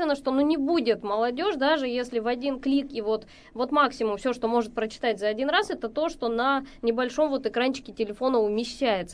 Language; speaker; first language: Russian; native; Russian